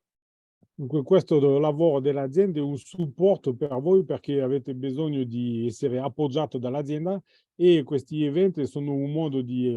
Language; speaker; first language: Italian; non-native, fluent; French